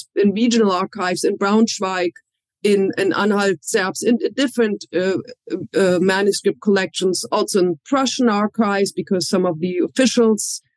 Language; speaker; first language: English; non-native, fluent; German